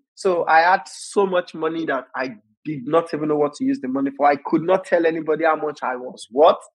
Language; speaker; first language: English; non-native, local second language; Yoruba